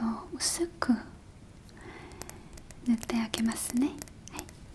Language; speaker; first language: Japanese; non-native, learner; Korean